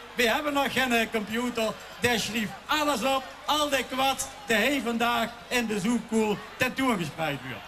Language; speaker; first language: Dutch; native; Dutch